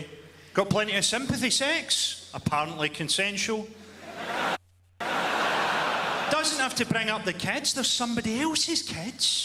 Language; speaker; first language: English; native; English